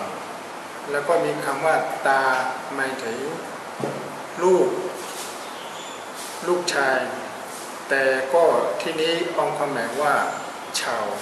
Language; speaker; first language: Thai; non-native, fluent; Burmese